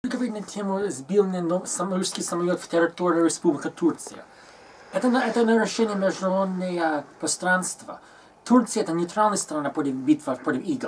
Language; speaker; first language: Russian; non-native, learner; Turkish